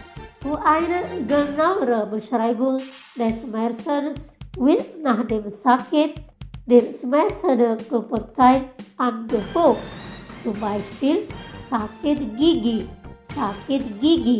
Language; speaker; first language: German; non-native, fluent; Indonesian